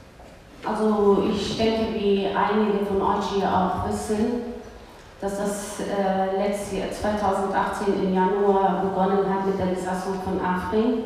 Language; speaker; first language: German; early bilingual, other home language; Kurdish